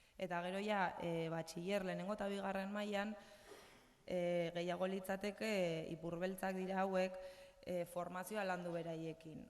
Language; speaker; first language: Basque; non-native, local second language; Spanish